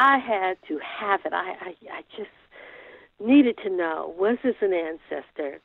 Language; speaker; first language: English; native; English